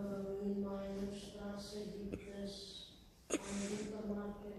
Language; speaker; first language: German; non-native, learner; Croatian